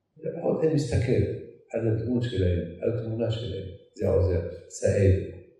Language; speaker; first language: Hebrew; non-native, fluent; Arabic